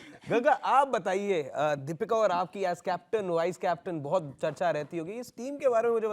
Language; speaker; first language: Hindi; native; Hindi